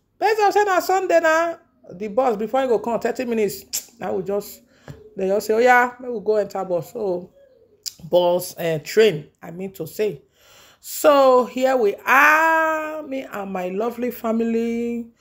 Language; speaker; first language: Nigerian Pidgin; native; Nigerian Pidgin